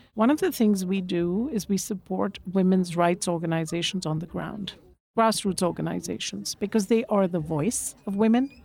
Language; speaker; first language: English; non-native, local second language; Bangla